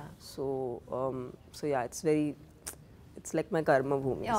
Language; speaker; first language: Telugu; non-native, local second language; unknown